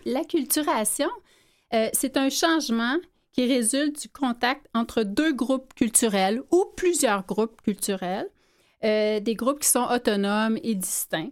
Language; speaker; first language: French; native; French